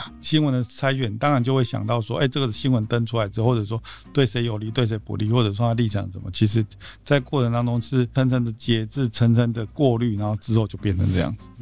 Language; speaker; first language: Chinese; native; Chinese